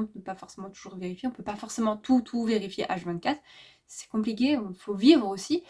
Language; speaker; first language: French; native; French